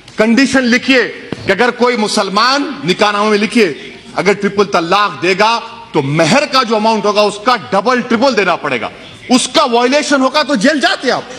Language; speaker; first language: Urdu; native; Urdu